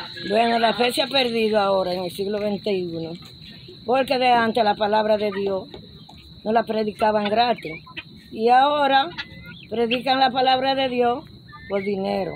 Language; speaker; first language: Spanish; native; Spanish